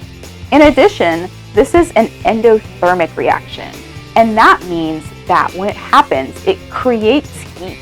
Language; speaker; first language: English; native; English